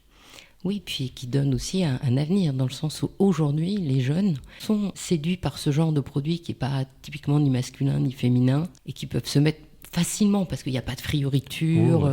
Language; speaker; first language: French; native; French